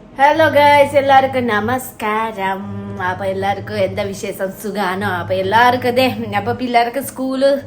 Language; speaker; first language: Malayalam; non-native, learner; Nepali